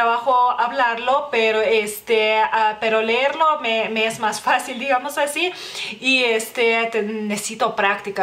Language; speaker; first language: Spanish; non-native, fluent; Lithuanian